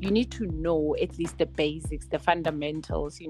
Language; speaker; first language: English; non-native, local second language; Tswana